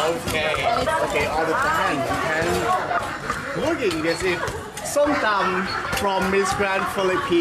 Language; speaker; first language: English; non-native, learner; Thai